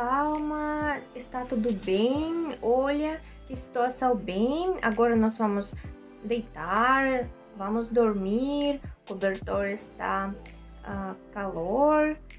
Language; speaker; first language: Portuguese; non-native, learner; Russian